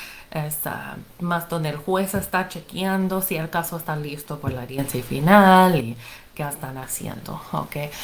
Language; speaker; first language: Spanish; non-native, fluent; English